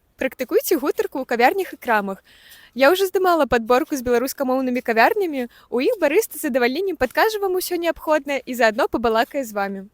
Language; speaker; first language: Belarusian; non-native, local second language; Russian